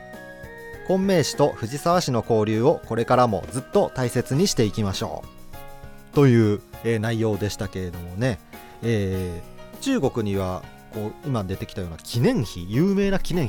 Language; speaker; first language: Japanese; native; Japanese